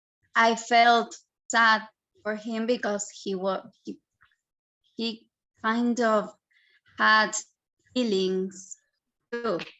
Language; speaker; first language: English; non-native, learner; Spanish